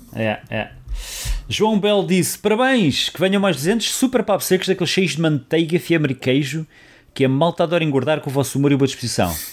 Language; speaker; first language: Portuguese; native; Portuguese